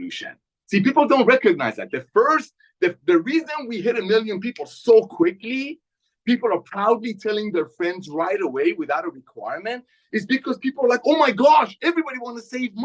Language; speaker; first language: English; native; English